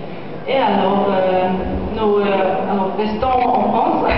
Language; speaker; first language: French; non-native, learner; Polish